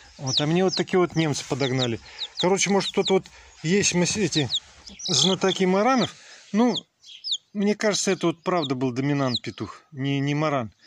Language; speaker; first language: Russian; native; Russian